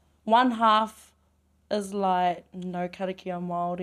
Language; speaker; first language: English; native; English